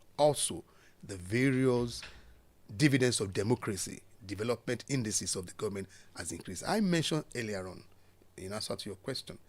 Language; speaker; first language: English; non-native, local second language; Yoruba